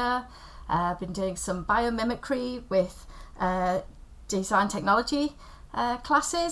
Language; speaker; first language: English; native; English